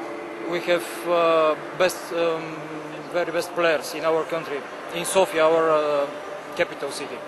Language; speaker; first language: English; non-native, learner; Bulgarian